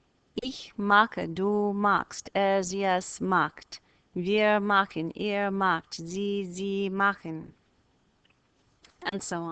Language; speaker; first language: German; non-native, fluent; English